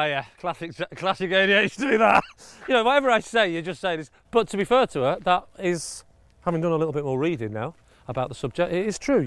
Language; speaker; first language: English; native; English